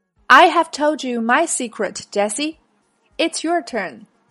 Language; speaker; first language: English; non-native, fluent; Chinese